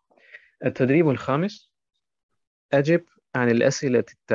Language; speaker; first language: Arabic; non-native, fluent; German